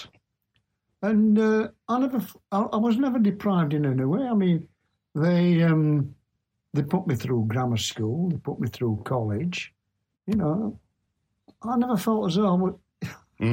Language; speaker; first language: English; native; English